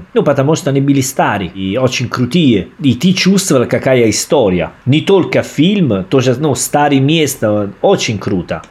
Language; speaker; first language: Russian; non-native, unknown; Italian